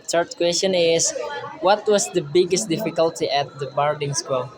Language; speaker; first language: English; non-native, learner; Indonesian